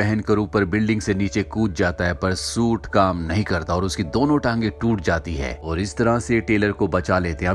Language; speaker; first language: Hindi; native; Hindi